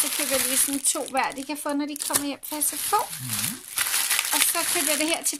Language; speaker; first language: Danish; native; Danish